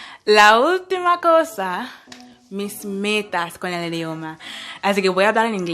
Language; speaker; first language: Spanish; non-native, fluent; English